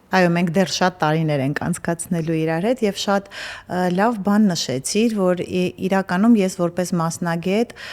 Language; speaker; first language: Armenian; native; Armenian